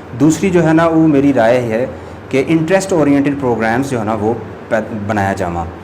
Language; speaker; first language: Urdu; non-native, local second language; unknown